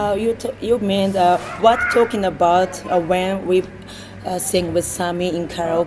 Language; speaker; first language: English; non-native, learner; Japanese